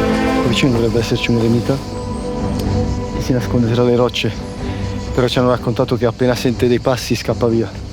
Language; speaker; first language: Italian; native; Italian